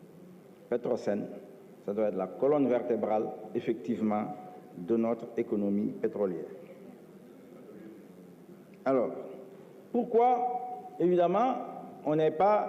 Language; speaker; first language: French; non-native, local second language; Wolof